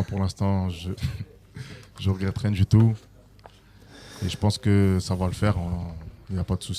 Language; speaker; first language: French; native; French